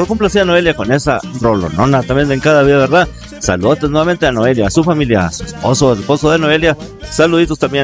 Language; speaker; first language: Spanish; native; Spanish